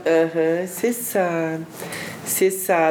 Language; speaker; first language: French; non-native, fluent; Portuguese